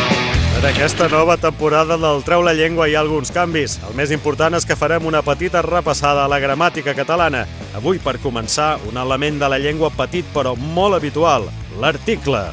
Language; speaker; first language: Catalan; native; Catalan